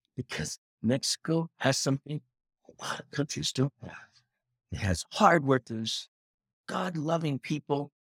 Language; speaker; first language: English; native; English